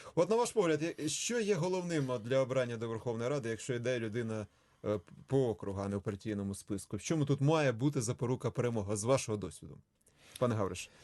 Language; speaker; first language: Ukrainian; native; Ukrainian